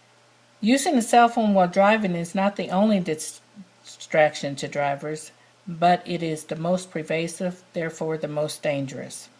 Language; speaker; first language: English; native; English